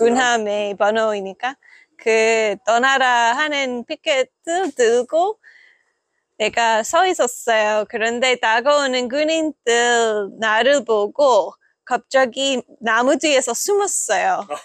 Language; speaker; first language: Korean; non-native, fluent; English